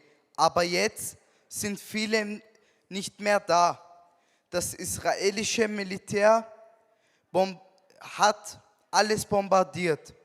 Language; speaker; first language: German; non-native, learner; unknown